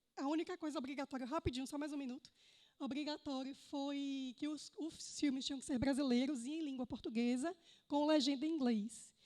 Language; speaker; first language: Portuguese; native; Portuguese